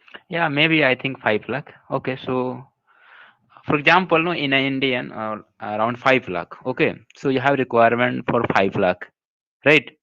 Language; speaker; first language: English; non-native, local second language; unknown